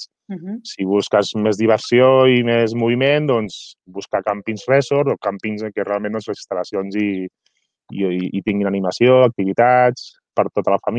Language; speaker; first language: Catalan; native; Catalan